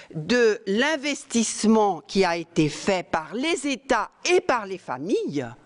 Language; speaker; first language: French; native; French